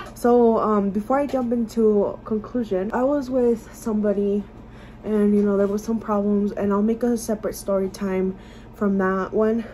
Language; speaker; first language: English; early bilingual, other home language; Spanish